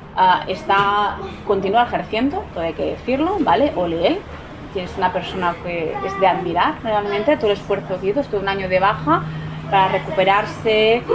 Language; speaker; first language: Spanish; non-native, local second language; Catalan